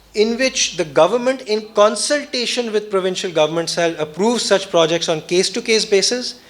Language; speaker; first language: English; non-native, local second language; Urdu